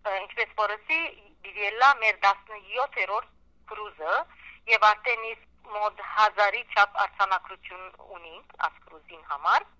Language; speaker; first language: Armenian; early bilingual, heritage; Armenian